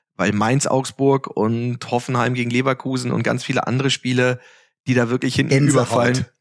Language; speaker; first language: German; native; German